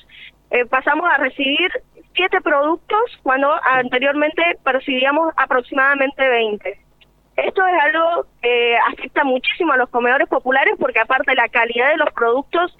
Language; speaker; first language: Spanish; native; Spanish